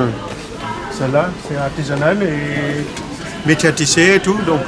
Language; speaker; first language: French; non-native, learner; Nepali